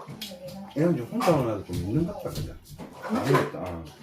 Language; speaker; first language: Korean; native; Korean